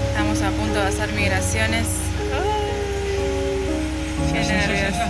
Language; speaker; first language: Spanish; native; Spanish